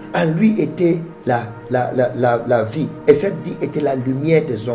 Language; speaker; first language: French; non-native, local second language; English